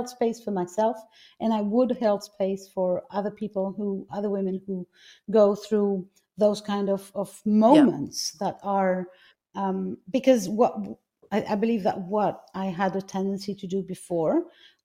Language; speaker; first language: English; non-native, fluent; Greek